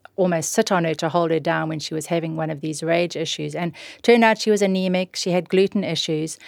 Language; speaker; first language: English; native; English